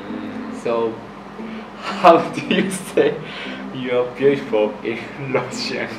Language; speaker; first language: English; non-native, learner; Japanese